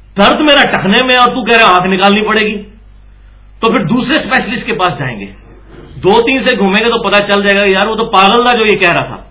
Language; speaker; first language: Urdu; non-native, local second language; Punjabi